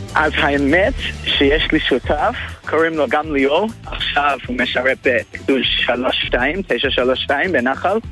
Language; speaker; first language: Hebrew; non-native, fluent; English